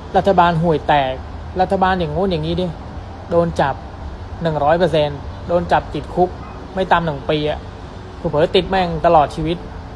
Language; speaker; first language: Thai; non-native, fluent; Khmer